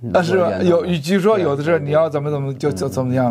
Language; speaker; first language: Chinese; native; Chinese